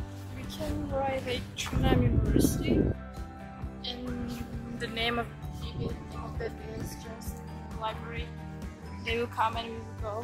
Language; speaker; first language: English; non-native, learner; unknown